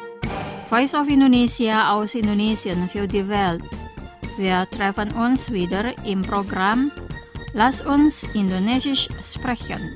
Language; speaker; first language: German; non-native, fluent; Indonesian